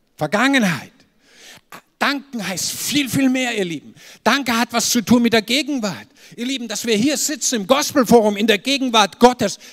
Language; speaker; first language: German; native; German